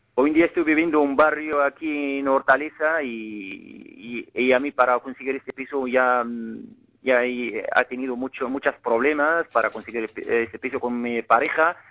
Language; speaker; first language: Spanish; non-native, fluent; Arabic